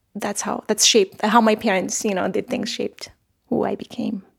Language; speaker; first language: English; non-native, fluent; Armenian